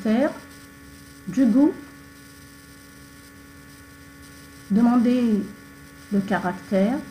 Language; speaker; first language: French; non-native, fluent; Arabic